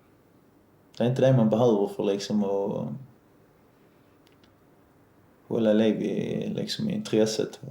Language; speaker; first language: Swedish; native; Swedish